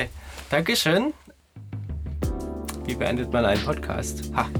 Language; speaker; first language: German; native; German